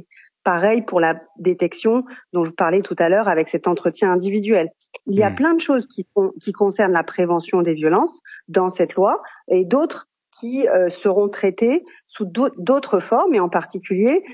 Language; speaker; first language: French; native; French